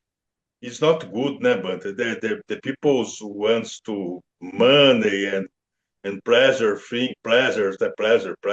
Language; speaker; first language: English; non-native, learner; Portuguese